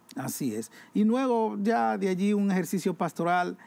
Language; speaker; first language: Spanish; native; Spanish